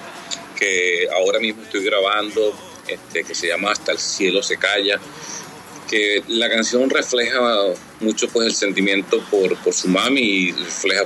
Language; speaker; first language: Spanish; native; Spanish